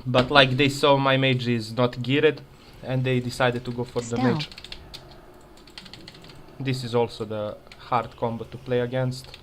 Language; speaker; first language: English; non-native, fluent; Serbian